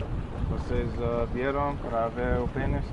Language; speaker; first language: Portuguese; non-native, learner; English